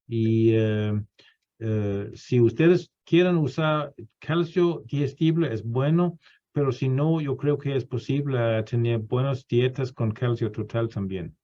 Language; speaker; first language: Spanish; non-native, fluent; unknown